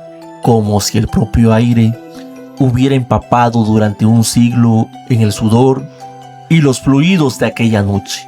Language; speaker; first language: Spanish; native; Spanish